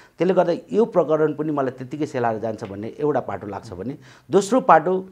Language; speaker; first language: Nepali; native; Nepali